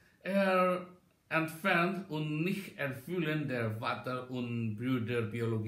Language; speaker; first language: German; non-native, learner; Indonesian